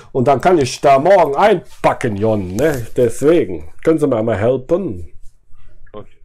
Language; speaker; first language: German; native; German